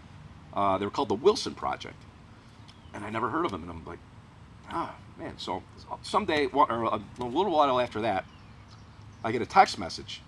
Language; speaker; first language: English; native; English